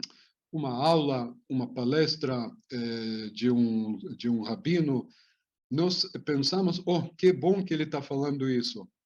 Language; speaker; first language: Portuguese; non-native, fluent; Hebrew